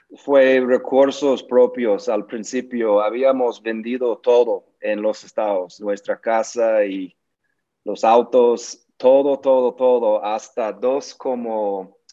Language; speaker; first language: Spanish; non-native, learner; English